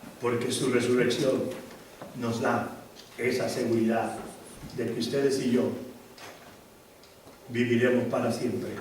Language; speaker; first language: Spanish; native; Spanish